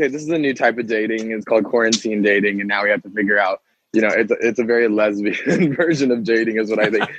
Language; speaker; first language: English; native; English